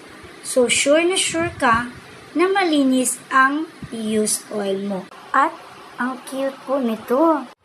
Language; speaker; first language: Filipino; native; Filipino